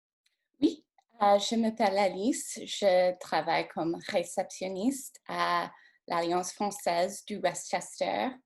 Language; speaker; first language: French; non-native, fluent; English